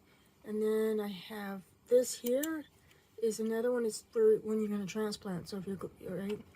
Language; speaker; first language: English; native; English